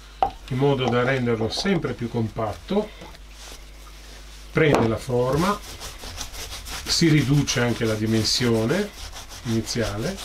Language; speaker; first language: Italian; native; Italian